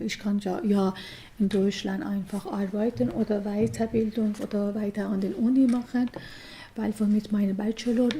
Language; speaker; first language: German; non-native, learner; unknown